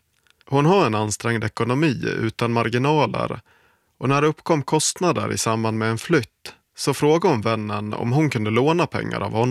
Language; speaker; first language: Swedish; native; Swedish